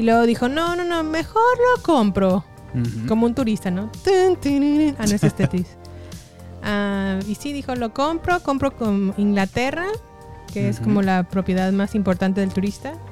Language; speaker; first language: Spanish; native; Spanish